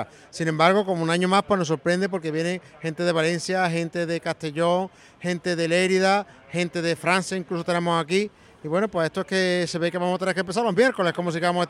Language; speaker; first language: Spanish; native; Spanish